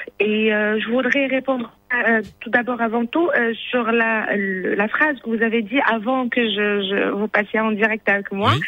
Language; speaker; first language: French; non-native, local second language; Arabic